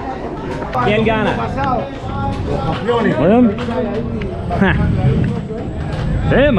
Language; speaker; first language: Spanish; non-native, learner; English